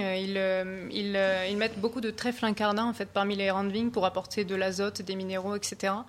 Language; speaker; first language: French; native; French